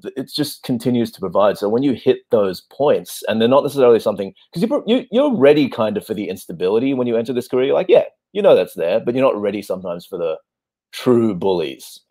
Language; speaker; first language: English; native; English